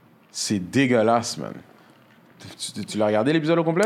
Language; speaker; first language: French; native; French